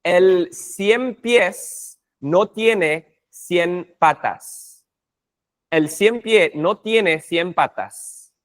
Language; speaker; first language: Spanish; non-native, fluent; English